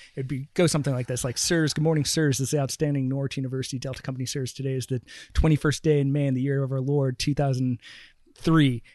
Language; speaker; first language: English; native; English